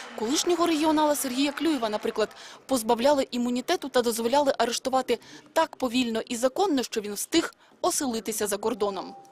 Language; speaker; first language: Ukrainian; native; Ukrainian